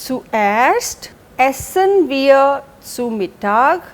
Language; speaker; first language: German; non-native, fluent; Hindi